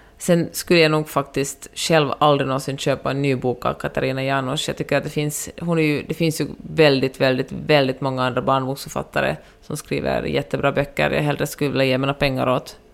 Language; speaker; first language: Swedish; native; Swedish